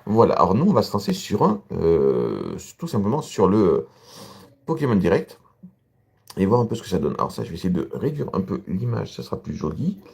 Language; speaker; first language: French; native; French